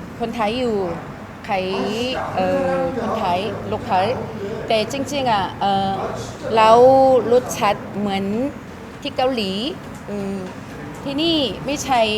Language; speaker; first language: Thai; non-native, learner; Korean